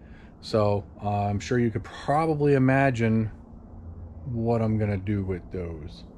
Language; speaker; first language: English; native; English